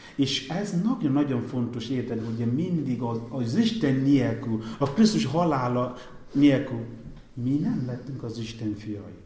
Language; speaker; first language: Hungarian; non-native, fluent; Igbo